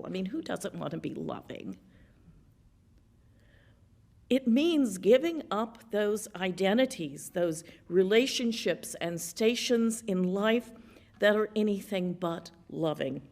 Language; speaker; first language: English; native; English